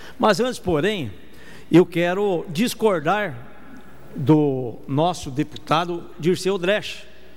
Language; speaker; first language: Portuguese; native; Portuguese